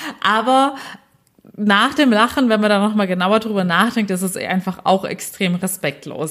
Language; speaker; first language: German; early bilingual, other home language; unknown